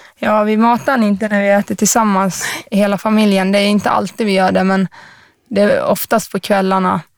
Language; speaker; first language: Swedish; native; Swedish